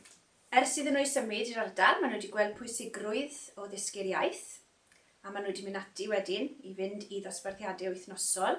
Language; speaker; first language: Welsh; native; Welsh